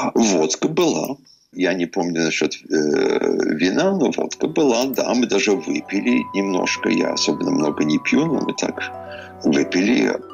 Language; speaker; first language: Russian; early bilingual, heritage; Russian